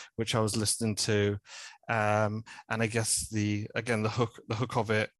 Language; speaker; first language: English; native; English